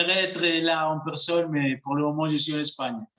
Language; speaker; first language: French; non-native, fluent; Spanish